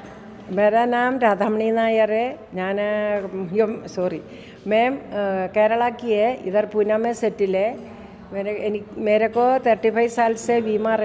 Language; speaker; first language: Hindi; non-native, local second language; Malayalam